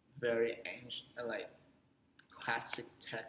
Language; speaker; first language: English; non-native, fluent; Vietnamese